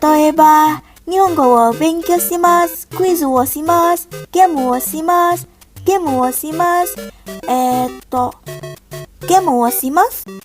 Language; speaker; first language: Japanese; non-native, learner; Indonesian